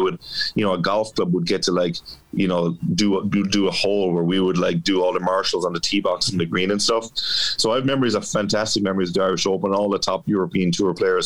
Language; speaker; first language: English; native; English